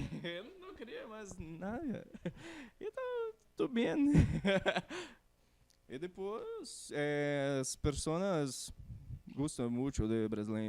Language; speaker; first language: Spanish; non-native, learner; Portuguese